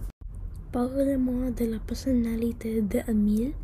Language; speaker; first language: French; non-native, learner; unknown